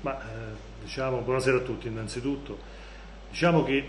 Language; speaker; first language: Italian; native; Italian